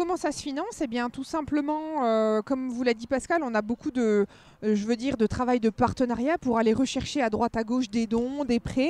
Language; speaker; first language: French; native; French